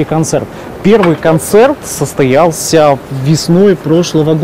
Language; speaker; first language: Russian; native; Russian